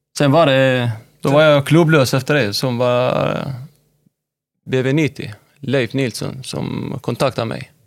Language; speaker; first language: Swedish; early bilingual, other home language; Albanian